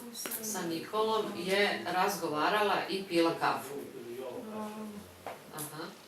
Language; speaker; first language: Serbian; non-native, fluent; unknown